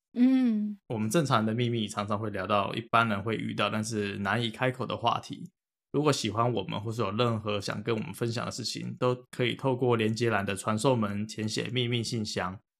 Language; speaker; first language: Chinese; native; Chinese